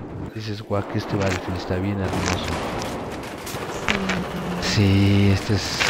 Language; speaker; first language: Spanish; native; Spanish